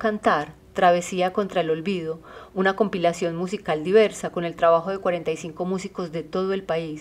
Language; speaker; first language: Spanish; native; Spanish